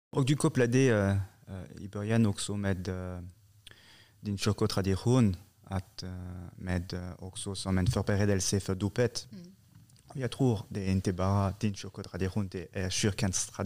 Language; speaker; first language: Swedish; non-native, fluent; French